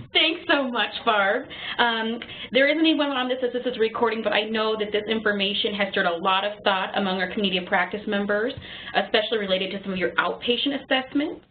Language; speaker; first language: English; native; English